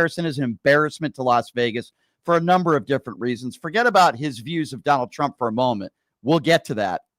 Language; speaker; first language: English; native; English